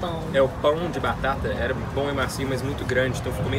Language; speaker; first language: Portuguese; native; Portuguese